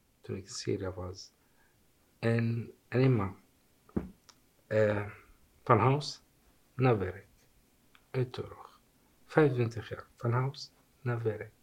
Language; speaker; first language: Dutch; non-native, learner; Arabic